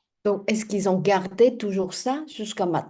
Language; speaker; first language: French; non-native, fluent; Chinese